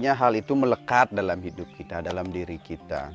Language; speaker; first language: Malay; non-native, local second language; Balinese